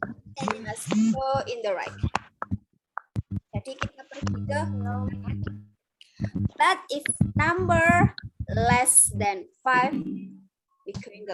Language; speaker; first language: English; non-native, local second language; Indonesian